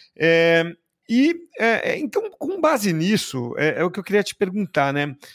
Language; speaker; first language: Portuguese; native; Portuguese